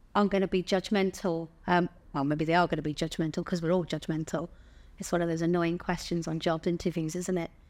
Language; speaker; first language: English; native; English